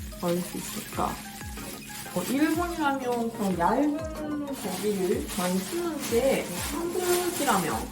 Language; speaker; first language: Korean; non-native, fluent; Japanese